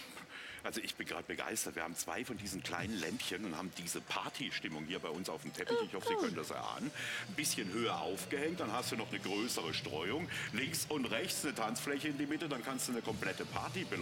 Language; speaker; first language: German; native; German